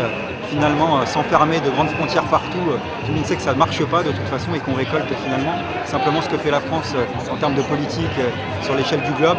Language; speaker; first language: French; native; French